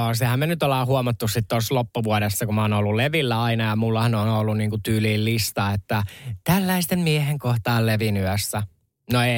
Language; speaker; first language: Finnish; native; Finnish